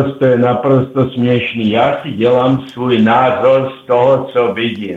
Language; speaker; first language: Czech; native; Czech